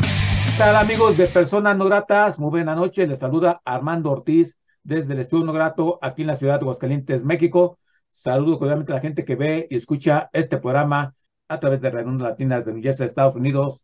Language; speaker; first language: Spanish; native; Spanish